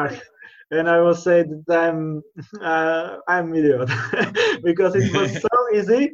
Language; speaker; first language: English; non-native, learner; Czech